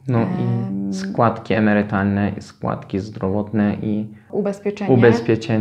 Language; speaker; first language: Polish; non-native, fluent; Turkish